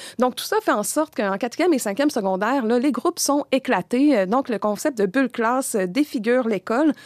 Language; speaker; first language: French; native; French